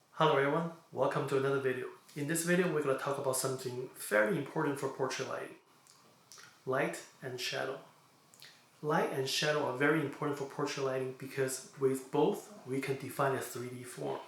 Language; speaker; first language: English; non-native, fluent; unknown